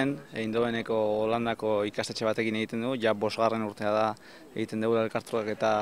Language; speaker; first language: Basque; native; Basque